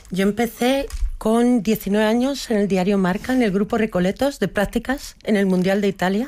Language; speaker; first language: Spanish; native; Spanish